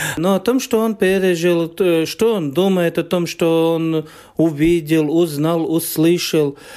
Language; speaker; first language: Russian; non-native, fluent; Latvian